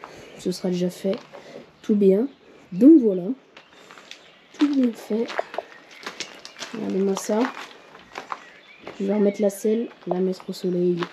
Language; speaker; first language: French; native; French